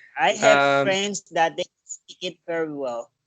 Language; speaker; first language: English; non-native, learner; Portuguese